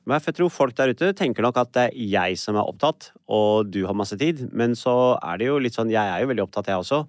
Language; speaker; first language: Norwegian; early bilingual, other home language; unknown